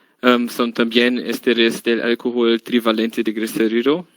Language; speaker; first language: Spanish; non-native, learner; German